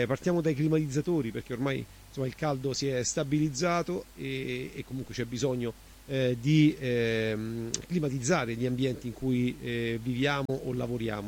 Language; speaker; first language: Italian; native; Italian